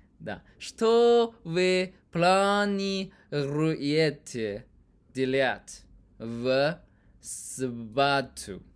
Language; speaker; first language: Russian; non-native, learner; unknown